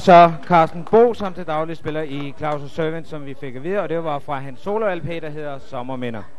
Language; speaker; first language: Danish; native; Danish